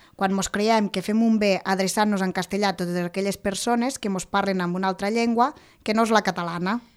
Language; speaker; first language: Catalan; native; Catalan